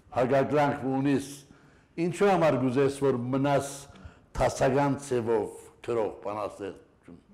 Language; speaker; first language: Armenian; native; Armenian